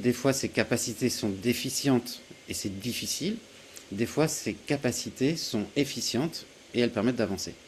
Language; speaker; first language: French; native; French